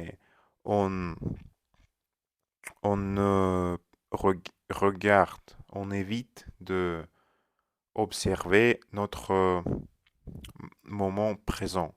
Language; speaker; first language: French; non-native, learner; Russian